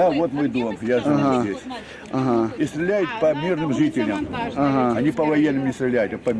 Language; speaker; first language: Russian; native; Russian